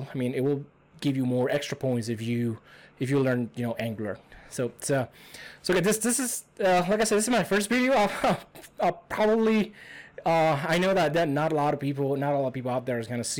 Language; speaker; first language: English; non-native, fluent; Spanish